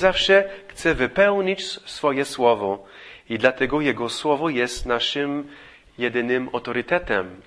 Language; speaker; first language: Polish; non-native, fluent; English